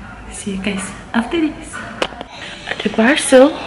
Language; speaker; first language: English; non-native, local second language; Malay